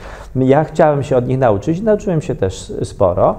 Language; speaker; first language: Polish; native; Polish